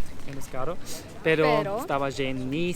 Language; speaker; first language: Spanish; non-native, learner; German